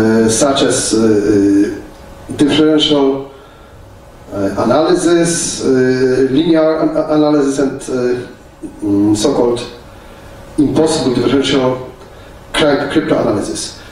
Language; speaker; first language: English; non-native, fluent; Polish